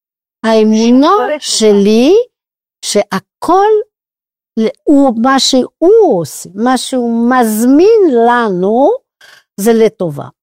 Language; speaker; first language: Hebrew; non-native, fluent; French